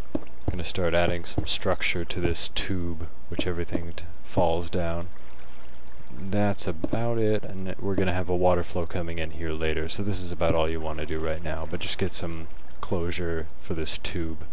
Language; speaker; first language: English; native; English